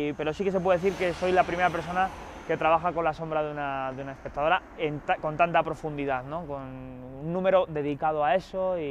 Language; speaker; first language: Spanish; native; Spanish